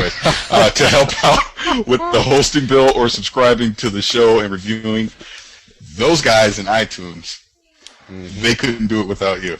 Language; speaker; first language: English; native; English